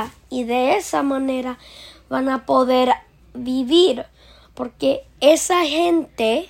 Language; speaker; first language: Spanish; early bilingual, heritage; Spanish